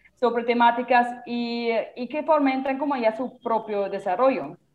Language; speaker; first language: Spanish; non-native, fluent; German